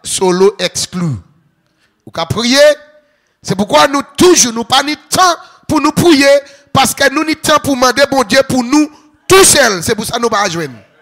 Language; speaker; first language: French; non-native, local second language; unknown